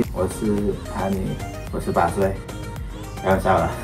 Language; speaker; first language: Chinese; non-native, learner; Filipino